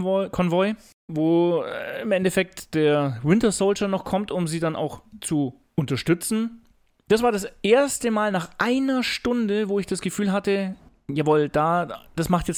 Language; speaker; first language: German; native; German